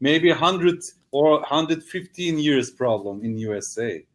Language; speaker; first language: English; non-native, learner; Turkish